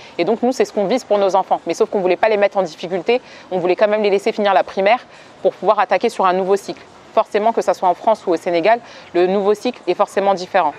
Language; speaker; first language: French; native; French